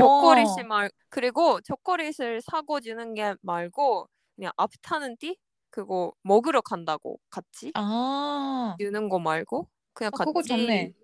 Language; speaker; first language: Korean; non-native, fluent; Japanese